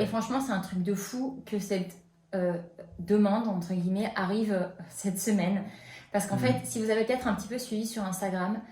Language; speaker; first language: French; native; French